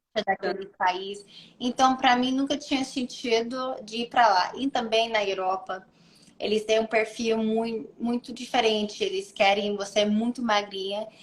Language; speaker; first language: Portuguese; early bilingual, heritage; English